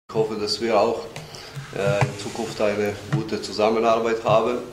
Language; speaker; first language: German; non-native, fluent; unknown